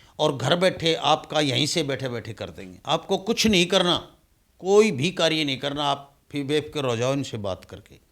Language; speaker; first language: Hindi; native; Hindi